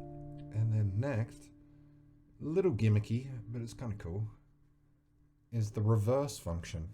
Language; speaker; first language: English; native; English